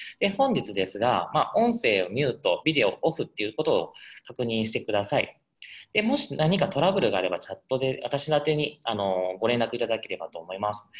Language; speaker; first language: Japanese; native; Japanese